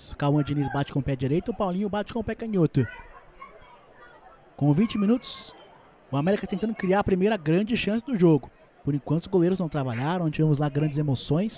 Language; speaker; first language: Portuguese; native; Portuguese